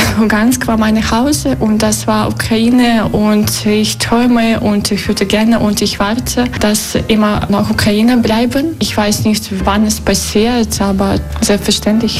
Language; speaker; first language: German; non-native, learner; Russian